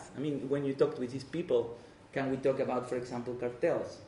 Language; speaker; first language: English; non-native, fluent; Spanish